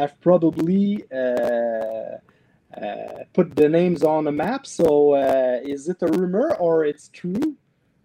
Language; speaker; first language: English; non-native, learner; French